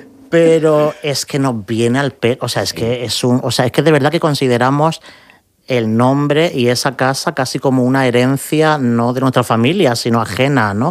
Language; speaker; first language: Spanish; native; Spanish